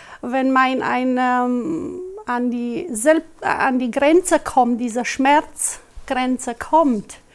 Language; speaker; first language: German; non-native, local second language; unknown